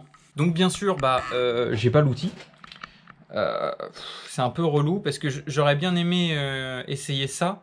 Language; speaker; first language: French; native; French